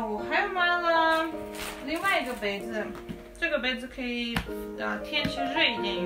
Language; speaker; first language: Chinese; non-native, fluent; Russian